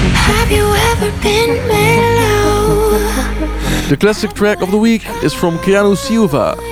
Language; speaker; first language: English; non-native, fluent; Dutch